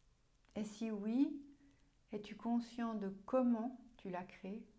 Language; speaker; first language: French; non-native, fluent; German